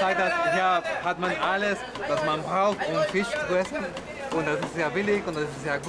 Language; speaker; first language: German; non-native, learner; Spanish